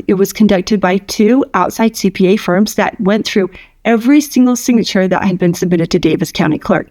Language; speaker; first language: English; native; English